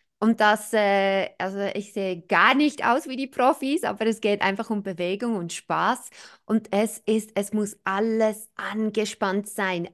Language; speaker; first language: German; non-native, fluent; English